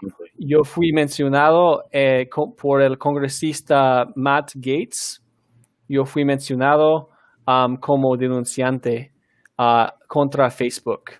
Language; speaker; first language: Spanish; non-native, fluent; English